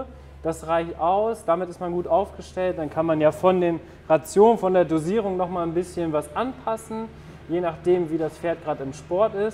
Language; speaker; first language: German; native; German